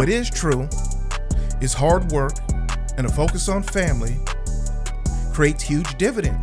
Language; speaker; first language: English; native; English